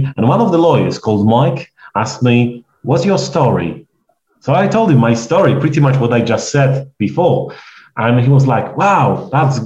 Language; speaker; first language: English; non-native, fluent; Polish